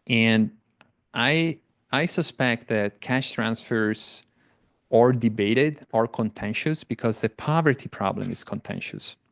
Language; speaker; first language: English; non-native, fluent; Italian